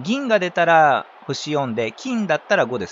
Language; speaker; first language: Japanese; native; Japanese